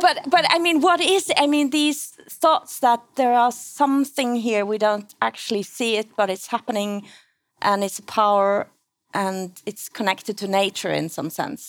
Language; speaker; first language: English; non-native, fluent; Norwegian